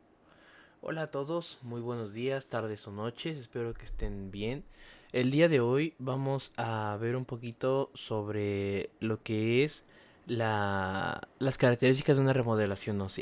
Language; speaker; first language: Spanish; native; Spanish